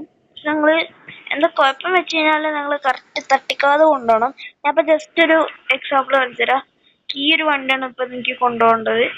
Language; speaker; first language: Malayalam; native; Malayalam